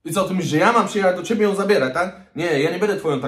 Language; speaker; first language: Polish; native; Polish